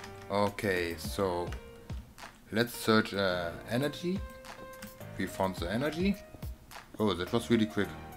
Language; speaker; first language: English; non-native, learner; German